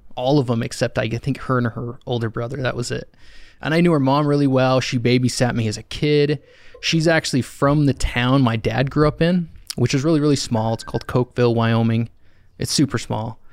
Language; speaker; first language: English; native; English